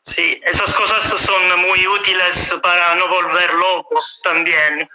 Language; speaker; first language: Spanish; non-native, fluent; Italian